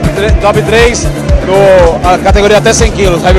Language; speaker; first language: Portuguese; native; Portuguese